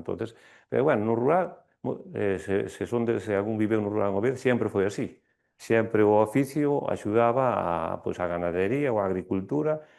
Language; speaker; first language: Galician; non-native, local second language; Spanish